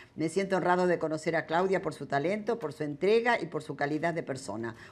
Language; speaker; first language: Spanish; native; Spanish